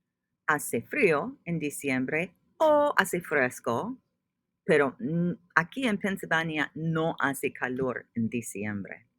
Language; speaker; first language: Spanish; non-native, fluent; English